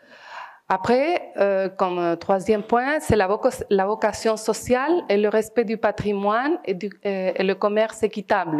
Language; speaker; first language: French; non-native, fluent; Spanish